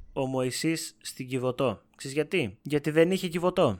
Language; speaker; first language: Greek; native; Greek